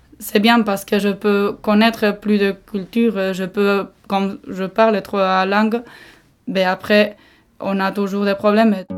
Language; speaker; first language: French; non-native, local second language; Basque